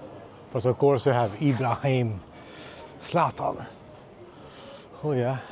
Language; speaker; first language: English; non-native, fluent; Swedish